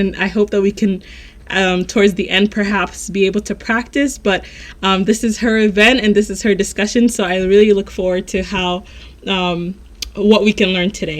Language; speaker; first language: English; early bilingual, other home language; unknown